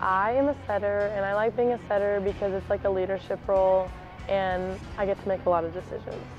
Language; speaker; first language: English; native; English